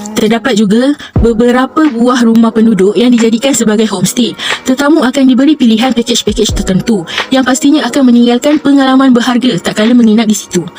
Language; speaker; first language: Malay; native; Malay